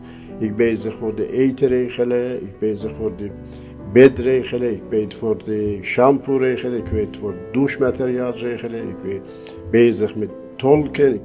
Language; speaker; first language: Dutch; non-native, learner; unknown